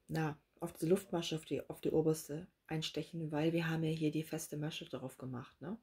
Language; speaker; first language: German; native; German